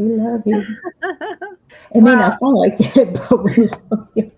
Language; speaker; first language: English; native; English